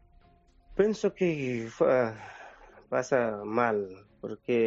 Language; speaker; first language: Spanish; non-native, learner; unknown